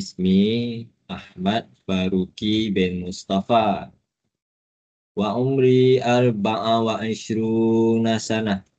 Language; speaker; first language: Arabic; non-native, learner; Malay